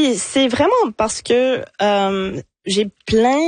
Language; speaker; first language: French; non-native, local second language; English